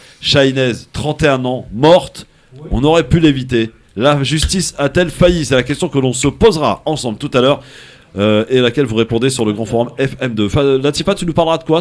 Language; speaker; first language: French; native; French